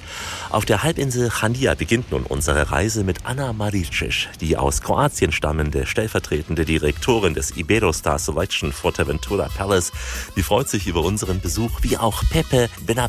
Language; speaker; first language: German; native; German